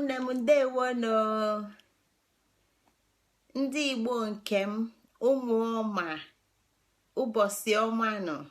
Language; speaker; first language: Igbo; native; Igbo